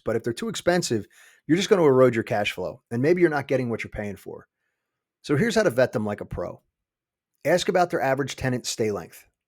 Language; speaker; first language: English; native; English